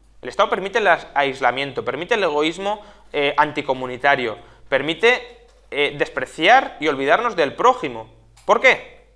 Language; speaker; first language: Spanish; native; Spanish